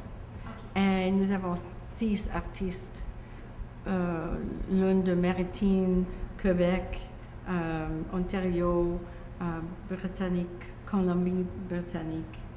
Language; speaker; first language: French; non-native, local second language; English